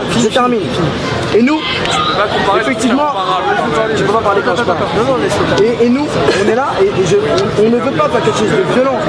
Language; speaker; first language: French; native; French